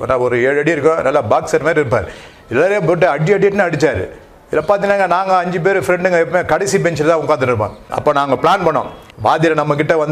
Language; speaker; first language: Tamil; native; Tamil